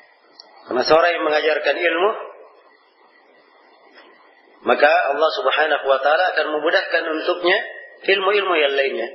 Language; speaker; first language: Indonesian; native; Indonesian